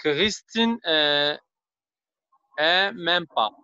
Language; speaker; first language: French; non-native, learner; Kurdish